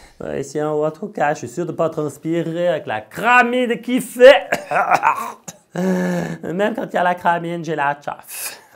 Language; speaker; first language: French; native; French